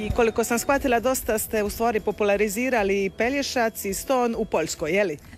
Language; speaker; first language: Serbian; native; Serbian